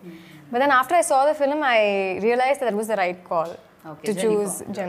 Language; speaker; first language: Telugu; non-native, learner; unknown